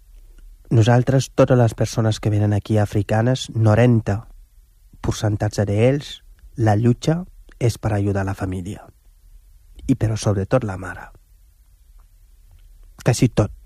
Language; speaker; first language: Catalan; non-native, fluent; Wolof